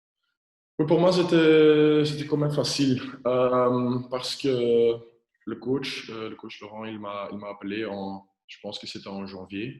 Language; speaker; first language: French; non-native, local second language; Dutch